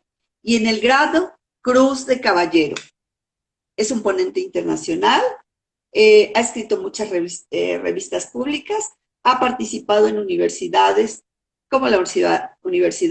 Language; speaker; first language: Spanish; native; Spanish